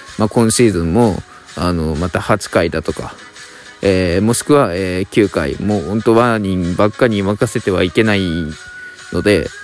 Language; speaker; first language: Japanese; native; Japanese